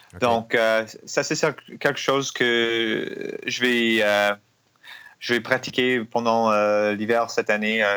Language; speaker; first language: French; non-native, learner; English